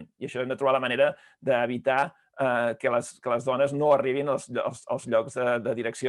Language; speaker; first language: Catalan; native; Catalan